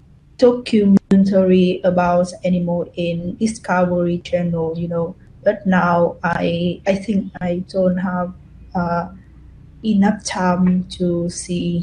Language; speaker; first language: English; non-native, learner; Vietnamese